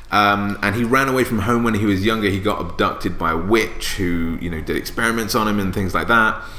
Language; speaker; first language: English; native; English